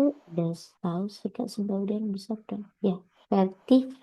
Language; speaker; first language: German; non-native, learner; Indonesian